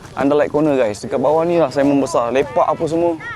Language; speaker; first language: Malay; native; Malay